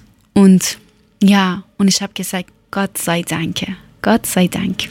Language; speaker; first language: German; non-native, learner; Persian